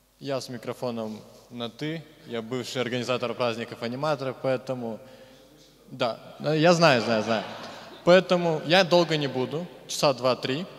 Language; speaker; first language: Russian; non-native, local second language; Bulgarian